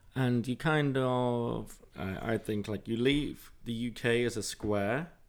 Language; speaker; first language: English; native; English